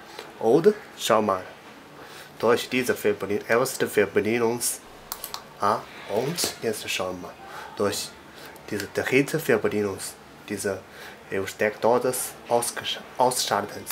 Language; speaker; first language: German; non-native, learner; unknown